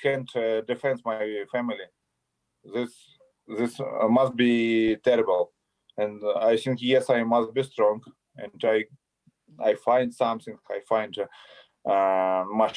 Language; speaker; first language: English; non-native, learner; Ukrainian